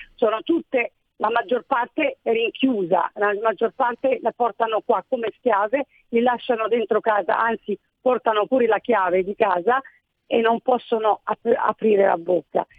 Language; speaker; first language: Italian; non-native, fluent; Arabic